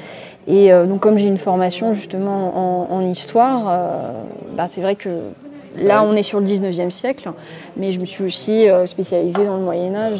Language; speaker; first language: French; native; French